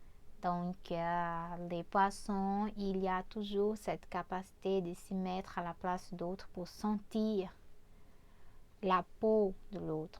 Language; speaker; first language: French; non-native, fluent; Portuguese